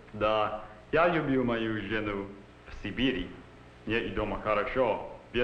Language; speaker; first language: Russian; non-native, learner; English